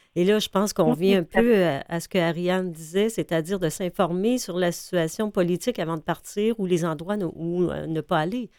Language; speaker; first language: French; native; French